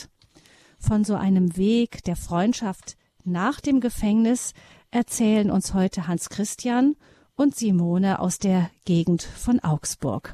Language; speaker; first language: German; native; German